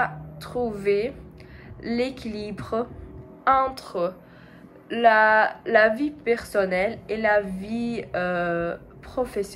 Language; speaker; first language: French; non-native, learner; Portuguese